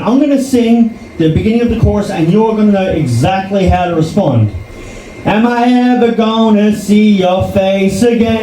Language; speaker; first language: English; native; English